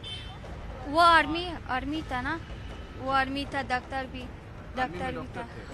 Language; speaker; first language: Hindi; non-native, learner; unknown